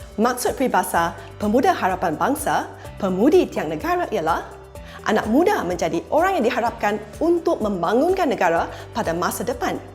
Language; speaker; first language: Malay; non-native, local second language; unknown